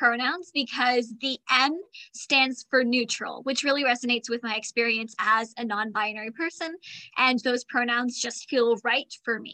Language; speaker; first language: English; native; English